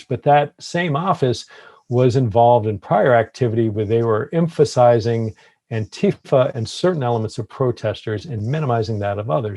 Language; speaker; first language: English; native; English